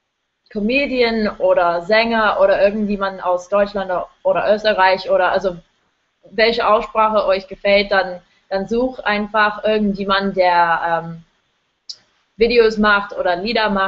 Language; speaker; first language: German; non-native, fluent; English